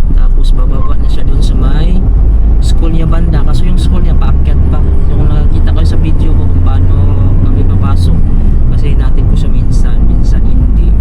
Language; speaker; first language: Filipino; non-native, local second language; Cebuano